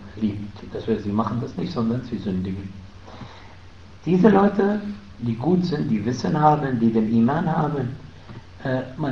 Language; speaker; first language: German; non-native, fluent; Arabic